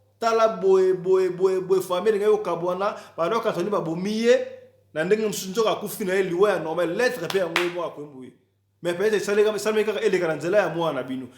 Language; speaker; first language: Lingala; native; Lingala